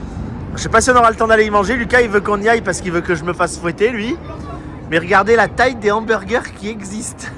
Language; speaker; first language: French; native; French